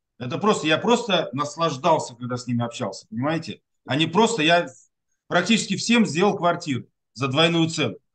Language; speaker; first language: Russian; non-native, local second language; Tatar